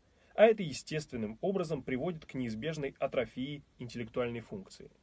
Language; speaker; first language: Russian; native; Russian